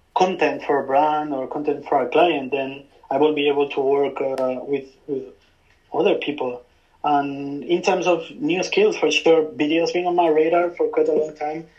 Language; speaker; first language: English; non-native, fluent; Spanish